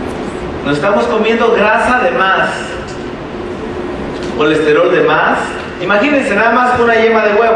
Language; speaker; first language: Spanish; native; Spanish